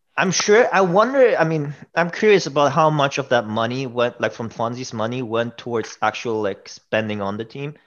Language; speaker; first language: English; early bilingual, other home language; German